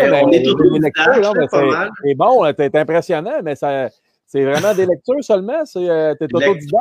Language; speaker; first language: French; native; French